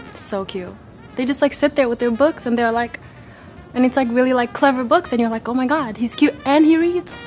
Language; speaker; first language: English; non-native, local second language; Swahili